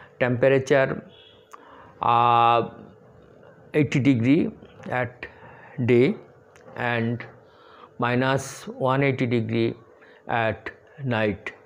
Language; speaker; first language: English; non-native, local second language; Bangla